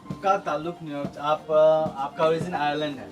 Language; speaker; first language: Hindi; native; Hindi